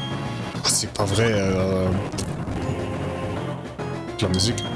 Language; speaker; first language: French; non-native, learner; German